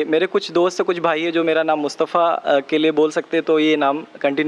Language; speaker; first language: Hindi; native; Hindi